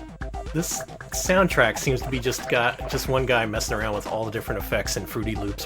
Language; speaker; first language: English; native; English